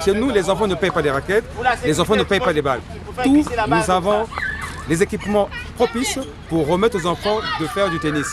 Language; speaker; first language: French; non-native, local second language; Lingala